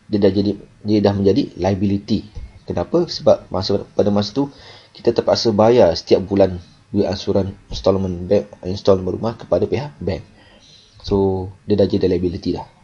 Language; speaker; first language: Malay; native; Malay